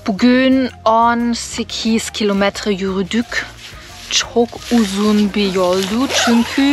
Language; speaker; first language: Turkish; non-native, learner; German